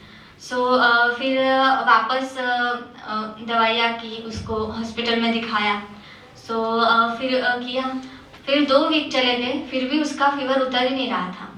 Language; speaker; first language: Hindi; native; Hindi